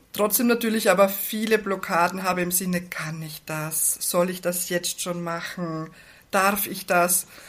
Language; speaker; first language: German; native; German